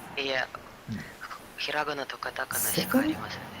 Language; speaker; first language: Japanese; non-native, learner; Russian